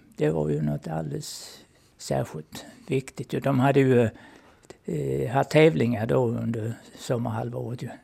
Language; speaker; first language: Swedish; native; Swedish